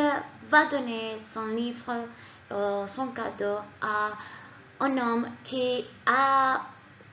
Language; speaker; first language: French; non-native, learner; Spanish